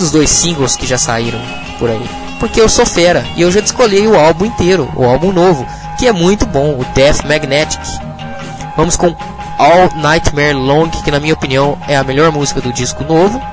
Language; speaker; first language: Portuguese; native; Portuguese